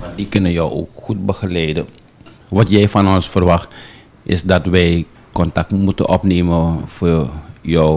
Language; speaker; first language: Dutch; native; Dutch